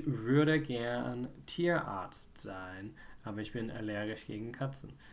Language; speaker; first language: German; non-native, fluent; English